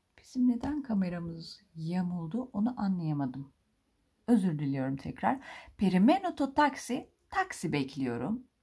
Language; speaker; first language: Turkish; native; Turkish